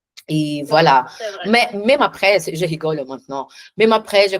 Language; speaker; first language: French; non-native, learner; Portuguese